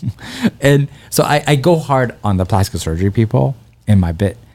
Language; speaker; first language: English; early bilingual, other home language; Persian